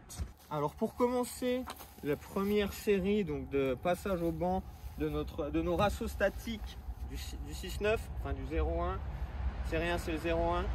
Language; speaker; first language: French; native; French